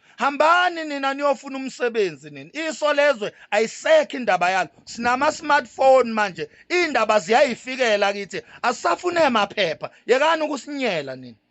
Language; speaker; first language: Zulu; native; Zulu